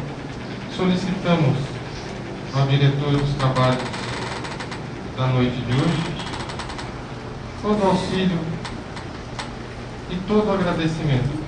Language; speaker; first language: Portuguese; native; Portuguese